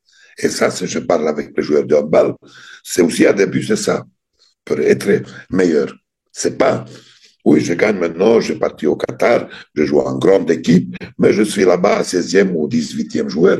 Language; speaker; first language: French; non-native, fluent; Serbian